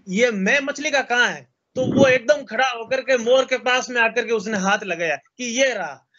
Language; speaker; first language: Hindi; native; Hindi